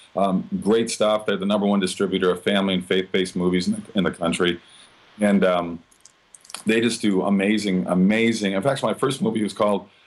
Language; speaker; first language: English; native; English